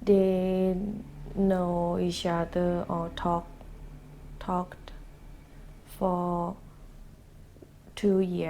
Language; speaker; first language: English; non-native, learner; Thai